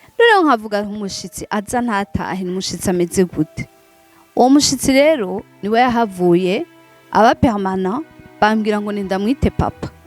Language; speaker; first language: Rundi; non-native, local second language; Swahili